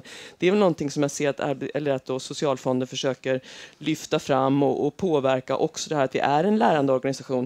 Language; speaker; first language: Swedish; native; Swedish